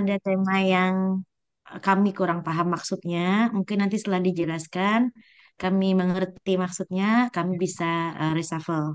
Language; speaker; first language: Indonesian; native; Indonesian